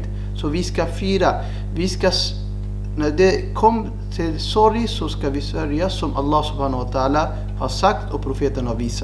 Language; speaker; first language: Swedish; non-native, fluent; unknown